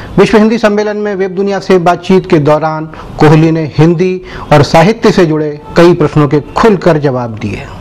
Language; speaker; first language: Hindi; native; Hindi